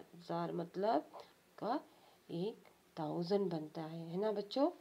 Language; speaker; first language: Hindi; non-native, local second language; Kannada